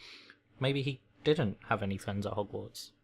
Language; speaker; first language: English; native; English